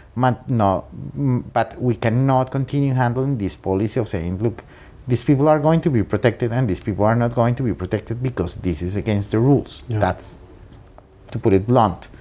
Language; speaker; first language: English; non-native, fluent; Spanish